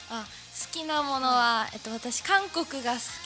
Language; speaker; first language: Japanese; native; Japanese